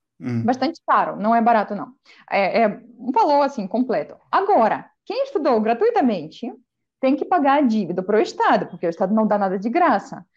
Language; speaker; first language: Portuguese; non-native, fluent; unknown